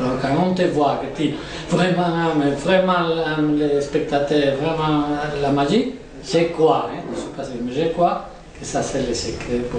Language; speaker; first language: French; non-native, learner; Spanish